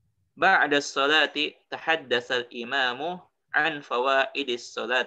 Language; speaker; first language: Arabic; non-native, fluent; Indonesian